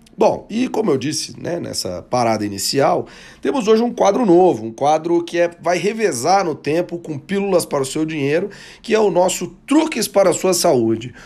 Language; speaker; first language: Portuguese; native; Portuguese